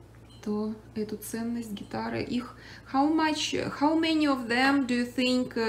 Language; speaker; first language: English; non-native, learner; Russian